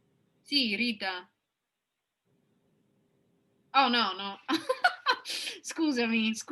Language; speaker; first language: Italian; non-native, fluent; English